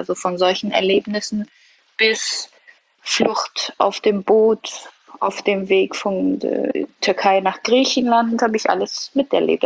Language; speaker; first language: German; early bilingual, other home language; Persian